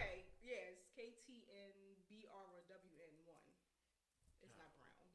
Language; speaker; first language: English; native; English